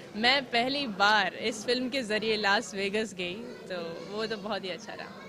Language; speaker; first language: Hindi; early bilingual, heritage; Hindi